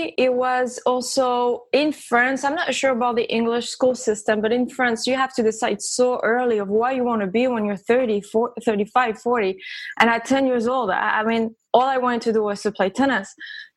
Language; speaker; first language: English; early bilingual, other home language; French